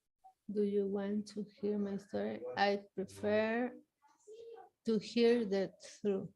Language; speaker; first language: English; non-native, learner; Spanish